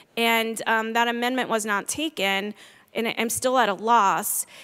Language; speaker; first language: English; native; English